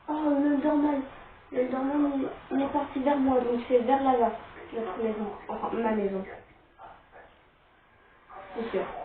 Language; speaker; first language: French; native; French